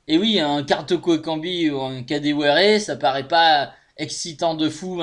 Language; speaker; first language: French; native; French